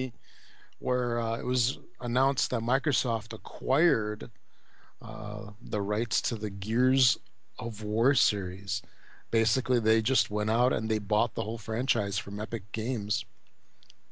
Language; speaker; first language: English; native; English